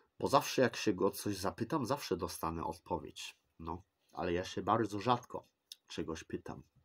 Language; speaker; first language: Polish; early bilingual, heritage; Polish